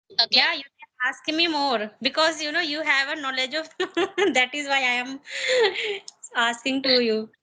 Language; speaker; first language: English; non-native, learner; Hindi